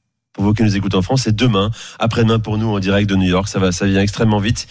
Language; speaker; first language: French; native; French